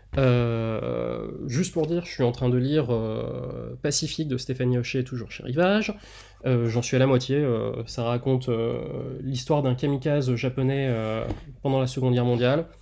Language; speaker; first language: French; native; French